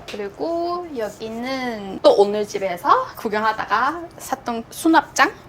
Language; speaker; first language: Korean; non-native, fluent; Cantonese